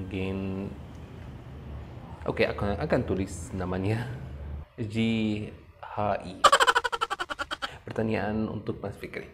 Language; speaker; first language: Indonesian; non-native, fluent; Arabic